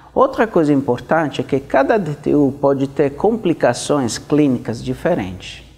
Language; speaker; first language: Portuguese; non-native, fluent; Italian